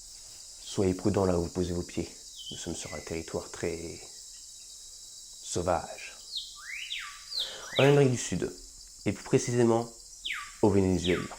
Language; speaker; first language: French; native; French